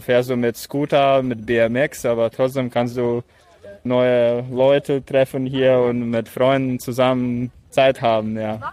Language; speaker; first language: German; non-native, fluent; Latvian